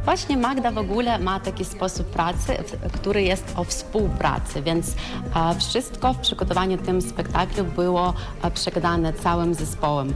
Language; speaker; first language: Polish; non-native, fluent; Ukrainian